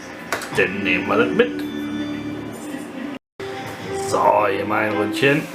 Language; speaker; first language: German; native; German